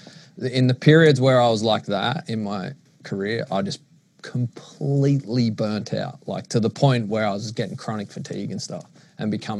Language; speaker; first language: English; native; English